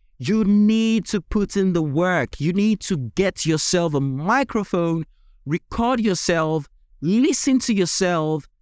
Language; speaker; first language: English; non-native, local second language; Yoruba